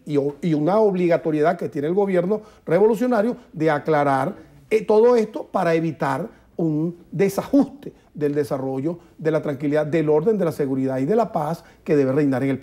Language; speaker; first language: Spanish; native; Spanish